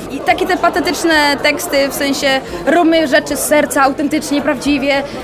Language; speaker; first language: Polish; early bilingual, heritage; Polish